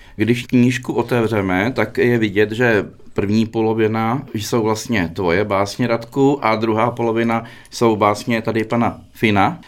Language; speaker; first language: Czech; native; Czech